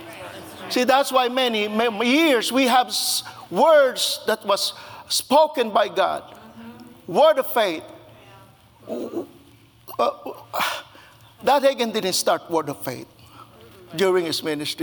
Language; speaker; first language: English; non-native, local second language; Filipino